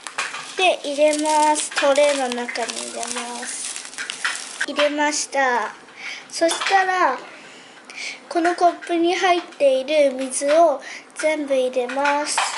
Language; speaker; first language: Japanese; early bilingual, other home language; Spanish